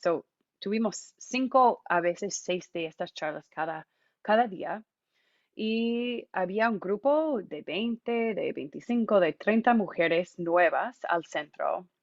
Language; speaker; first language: Spanish; non-native, fluent; English